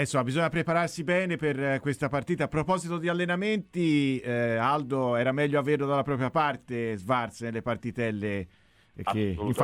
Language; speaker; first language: Italian; native; Italian